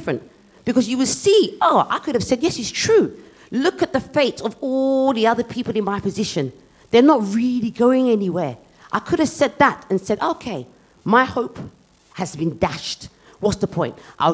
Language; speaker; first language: English; native; English